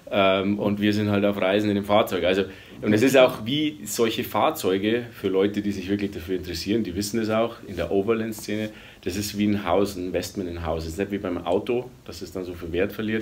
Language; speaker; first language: German; native; German